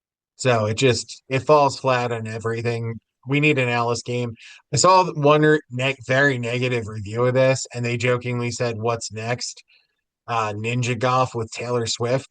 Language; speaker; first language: English; native; English